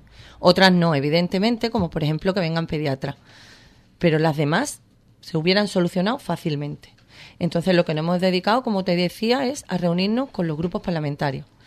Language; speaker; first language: Spanish; native; Spanish